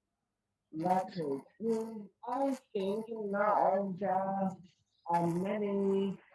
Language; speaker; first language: English; non-native, learner; Chinese